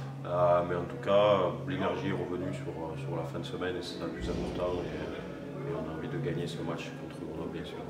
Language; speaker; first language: French; native; French